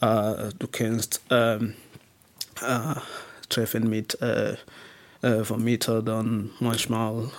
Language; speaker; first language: German; non-native, learner; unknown